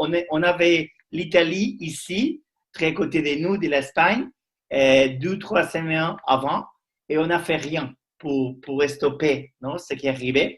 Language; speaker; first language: French; non-native, learner; Spanish